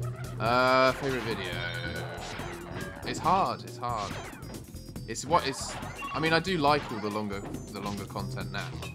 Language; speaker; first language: English; native; English